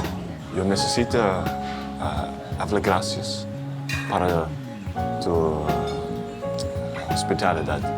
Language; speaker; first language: Spanish; non-native, learner; English